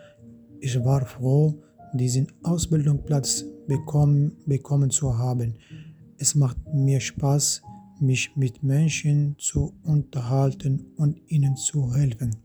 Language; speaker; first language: German; non-native, fluent; Arabic